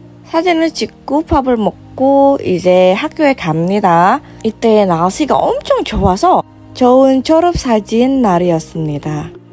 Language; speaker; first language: Korean; non-native, fluent; Indonesian